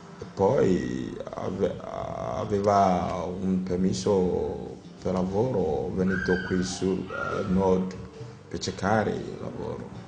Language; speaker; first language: Italian; non-native, learner; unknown